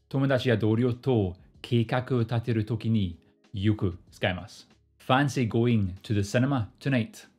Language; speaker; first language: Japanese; non-native, fluent; English